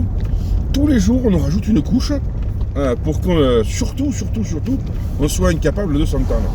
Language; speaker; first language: French; native; French